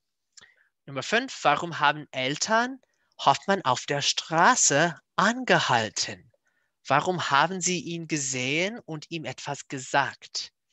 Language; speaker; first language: German; non-native, fluent; English